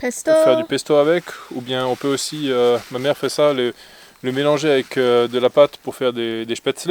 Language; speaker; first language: French; native; French